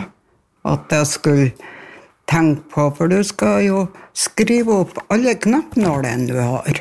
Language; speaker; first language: Norwegian; native; Norwegian